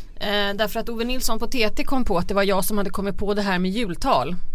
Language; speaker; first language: Swedish; native; Swedish